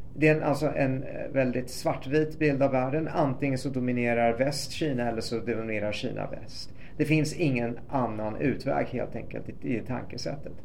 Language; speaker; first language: Swedish; early bilingual, other home language; Persian